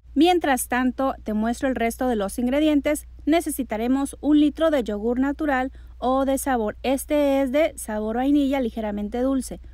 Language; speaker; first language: Spanish; native; Spanish